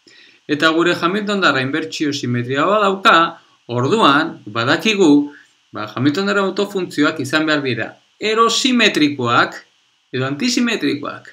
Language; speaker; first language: Basque; non-native, local second language; Spanish